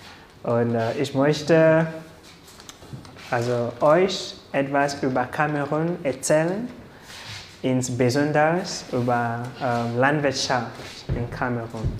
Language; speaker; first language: German; non-native, learner; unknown